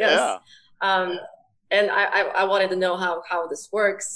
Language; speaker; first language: English; non-native, fluent; Ukrainian